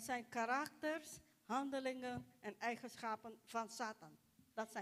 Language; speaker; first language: Dutch; non-native, local second language; Papiamento